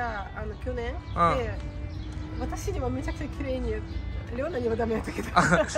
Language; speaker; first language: Japanese; non-native, fluent; Russian